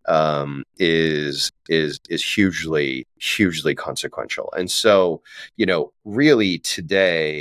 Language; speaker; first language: English; native; English